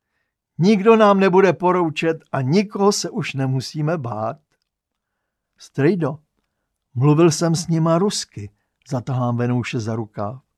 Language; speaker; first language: Czech; native; Czech